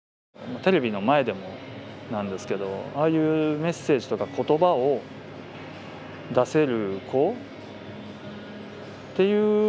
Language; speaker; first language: Japanese; native; Japanese